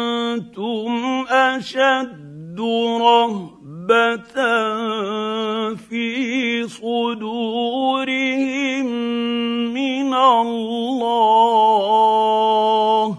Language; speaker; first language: Arabic; native; Arabic